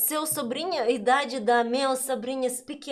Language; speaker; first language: Portuguese; non-native, learner; Russian